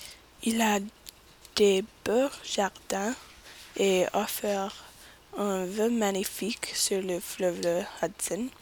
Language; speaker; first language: French; non-native, learner; English